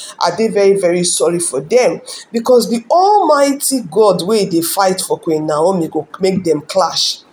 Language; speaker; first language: Nigerian Pidgin; non-native, local second language; Igbo